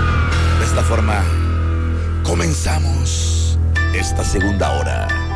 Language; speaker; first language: Spanish; native; Spanish